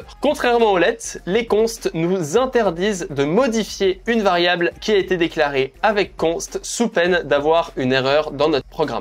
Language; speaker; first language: French; native; French